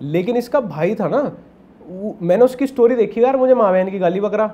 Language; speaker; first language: Hindi; native; Hindi